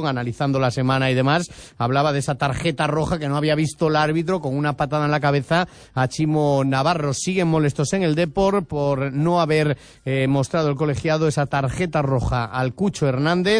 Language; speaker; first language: Spanish; native; Spanish